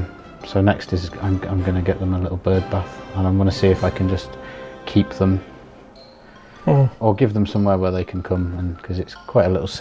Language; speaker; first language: English; native; English